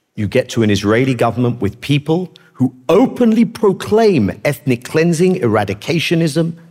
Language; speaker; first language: English; native; English